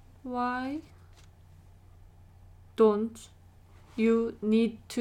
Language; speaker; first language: English; non-native, learner; Korean